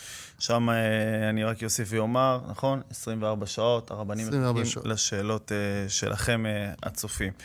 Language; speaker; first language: Hebrew; native; Hebrew